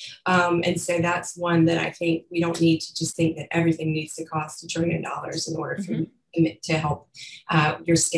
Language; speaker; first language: English; native; English